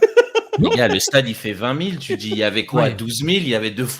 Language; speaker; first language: French; native; French